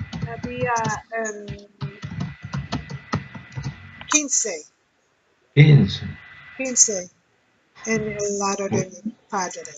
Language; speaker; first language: Spanish; non-native, learner; English